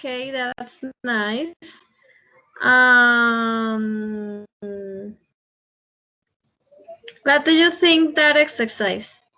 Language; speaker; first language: English; non-native, fluent; Spanish